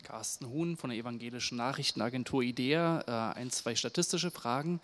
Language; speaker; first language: German; native; German